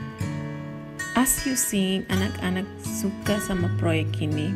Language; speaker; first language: Indonesian; non-native, local second language; Tetum